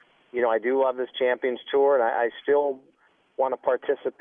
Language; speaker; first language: English; native; English